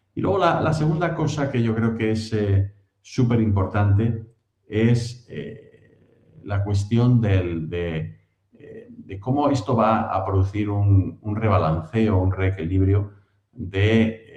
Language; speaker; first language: Spanish; native; Spanish